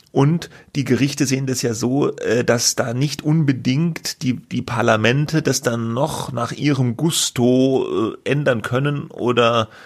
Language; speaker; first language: German; native; German